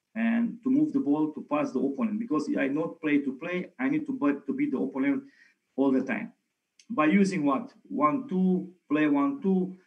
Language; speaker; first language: English; non-native, fluent; Romanian